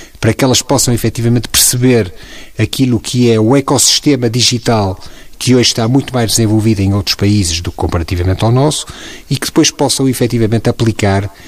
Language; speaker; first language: Portuguese; native; Portuguese